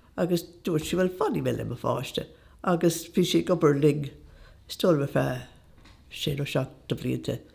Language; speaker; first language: Irish; non-native, local second language; English